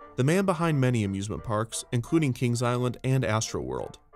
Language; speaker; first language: English; native; English